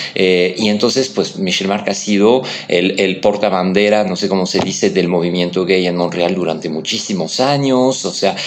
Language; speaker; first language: Spanish; non-native, fluent; French